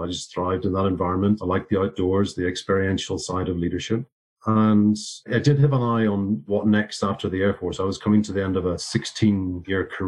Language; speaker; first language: English; native; English